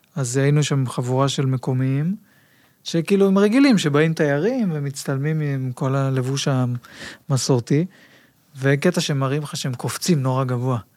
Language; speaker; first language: Hebrew; native; Hebrew